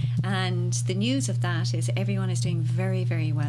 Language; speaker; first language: English; native; English